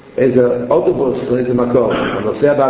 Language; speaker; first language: Hebrew; non-native, fluent; English